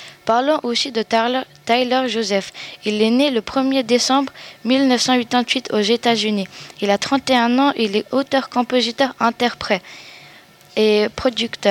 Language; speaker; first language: French; native; French